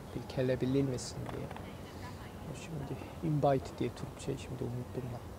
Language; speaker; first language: Turkish; non-native, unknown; Korean